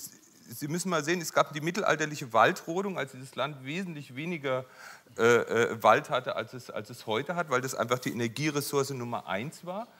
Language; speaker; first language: German; native; German